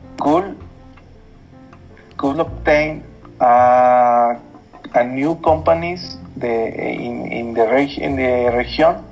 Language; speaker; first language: English; non-native, learner; Spanish